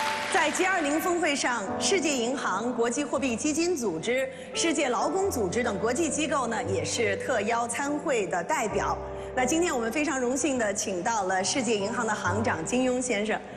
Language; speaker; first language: Chinese; native; Chinese